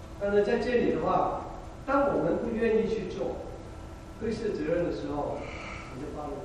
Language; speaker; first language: Chinese; non-native, local second language; Cantonese